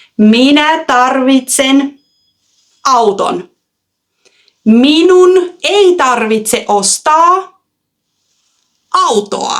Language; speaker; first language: Finnish; non-native, fluent; Russian